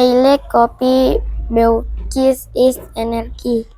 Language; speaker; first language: English; non-native, learner; Indonesian